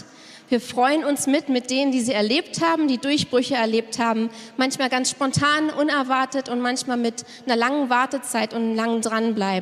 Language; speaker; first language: German; native; German